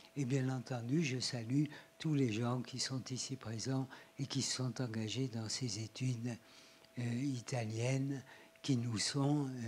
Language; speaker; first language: French; native; French